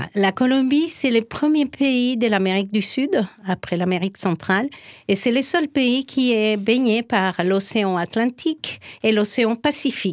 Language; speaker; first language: French; non-native, fluent; Spanish